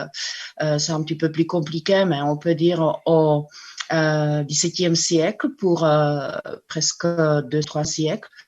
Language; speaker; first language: French; non-native, fluent; Czech